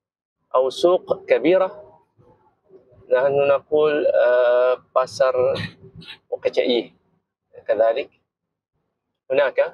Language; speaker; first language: Arabic; non-native, fluent; Malay